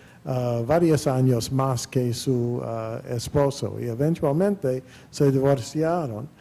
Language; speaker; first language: Spanish; non-native, fluent; English